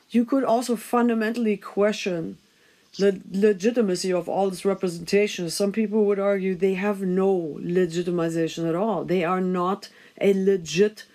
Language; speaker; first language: English; non-native, fluent; German